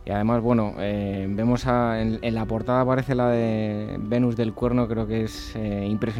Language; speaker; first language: Spanish; native; Spanish